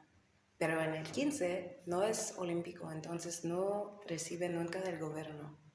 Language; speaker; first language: Spanish; non-native, learner; English